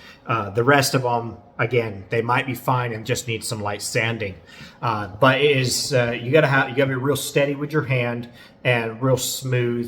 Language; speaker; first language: English; native; English